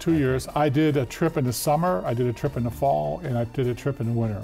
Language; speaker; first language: English; native; English